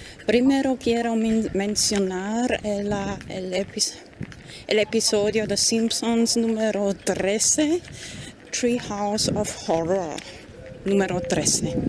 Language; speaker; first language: Spanish; non-native, fluent; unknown